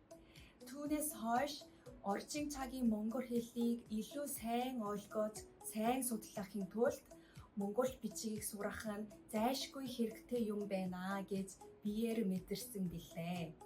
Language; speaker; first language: Mongolian; non-native, fluent; Korean